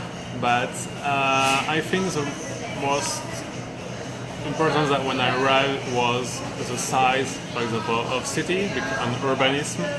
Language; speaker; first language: English; non-native, learner; French